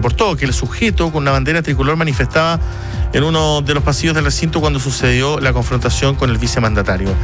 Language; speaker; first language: Spanish; native; Spanish